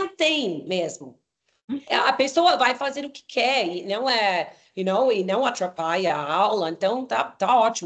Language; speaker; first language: Portuguese; non-native, fluent; English